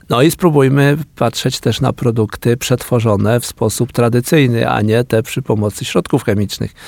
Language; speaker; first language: Polish; native; Polish